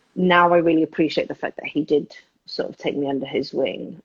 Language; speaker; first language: English; early bilingual, other home language; Spanish